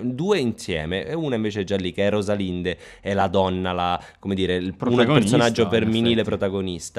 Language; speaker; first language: Italian; native; Italian